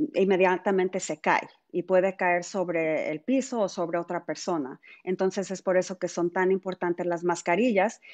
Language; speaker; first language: Spanish; early bilingual, heritage; Spanish